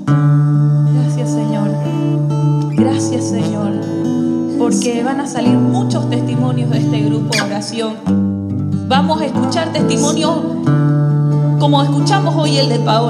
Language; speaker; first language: Spanish; native; Spanish